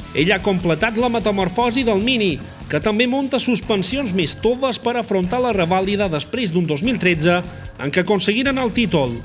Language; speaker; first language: Catalan; native; Catalan